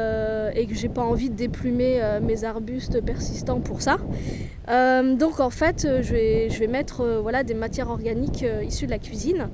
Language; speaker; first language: French; native; French